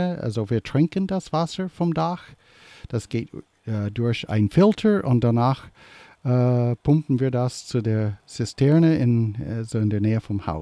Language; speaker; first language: German; early bilingual, heritage; English